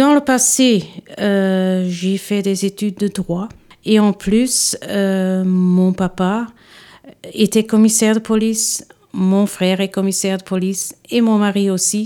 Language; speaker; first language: French; non-native, local second language; Dutch